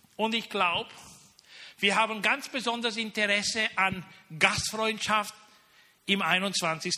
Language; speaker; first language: German; non-native, fluent; Romanian